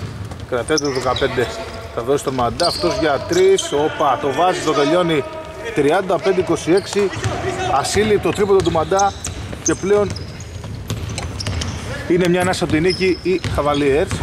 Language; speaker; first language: Greek; native; Greek